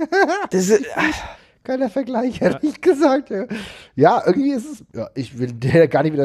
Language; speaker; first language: German; native; German